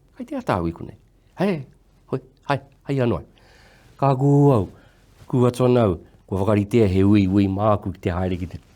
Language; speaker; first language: Māori; native; Māori